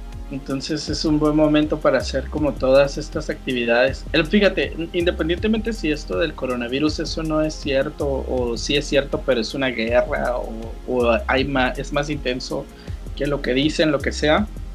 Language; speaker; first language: Spanish; native; Spanish